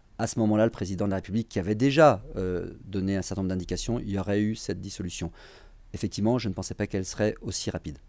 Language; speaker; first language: French; native; French